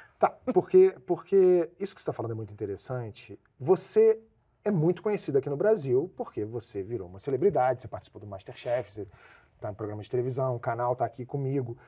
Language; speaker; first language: Portuguese; native; Portuguese